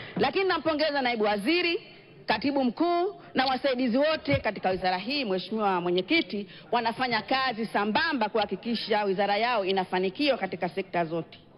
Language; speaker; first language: Swahili; native; Swahili